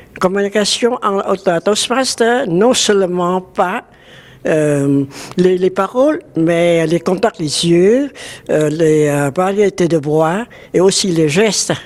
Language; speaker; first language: French; non-native, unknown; Vietnamese